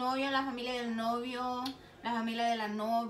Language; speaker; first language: Spanish; early bilingual, heritage; Spanish